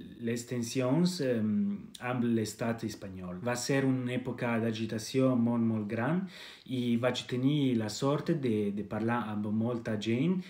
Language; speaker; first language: Catalan; non-native, learner; Italian